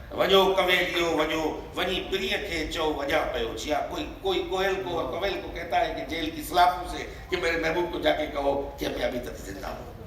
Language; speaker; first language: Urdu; non-native, local second language; Sindhi